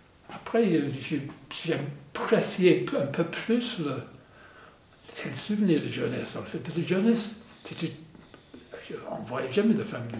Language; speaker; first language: French; non-native, fluent; English